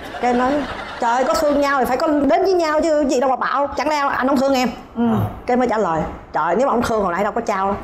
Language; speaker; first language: Vietnamese; non-native, local second language; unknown